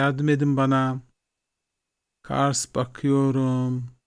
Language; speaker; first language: Turkish; non-native, fluent; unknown